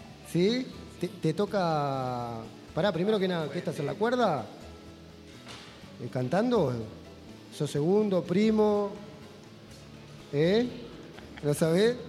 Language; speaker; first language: Spanish; native; Spanish